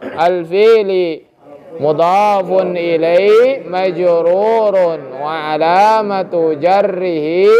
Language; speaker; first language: Arabic; non-native, fluent; Indonesian